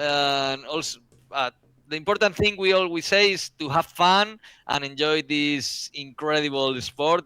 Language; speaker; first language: English; non-native, learner; Spanish